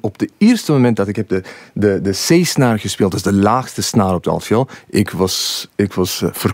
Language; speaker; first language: Dutch; non-native, fluent; English